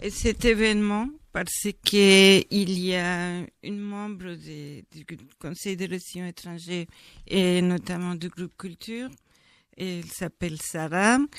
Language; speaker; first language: French; non-native, fluent; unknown